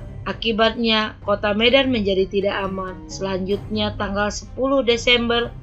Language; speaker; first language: Indonesian; native; Indonesian